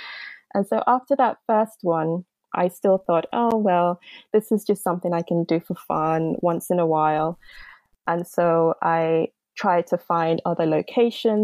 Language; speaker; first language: English; non-native, local second language; Yoruba